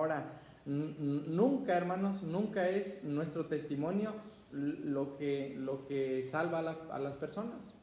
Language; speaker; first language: Spanish; native; Spanish